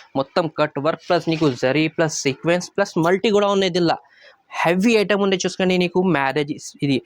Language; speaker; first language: Telugu; non-native, local second language; Urdu